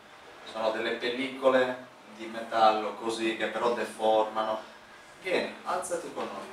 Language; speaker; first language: Italian; native; Italian